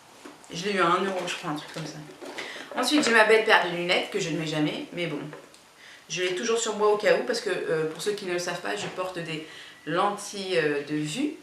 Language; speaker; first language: French; native; French